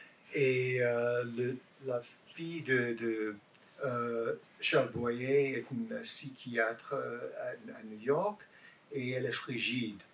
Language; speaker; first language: French; non-native, learner; English